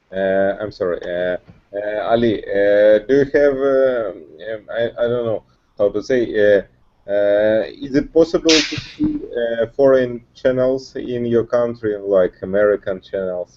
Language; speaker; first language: English; non-native, learner; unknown